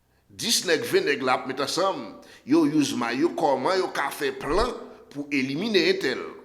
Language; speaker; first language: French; non-native, local second language; Haitian Creole